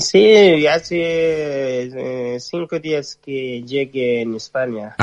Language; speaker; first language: Spanish; non-native, learner; Persian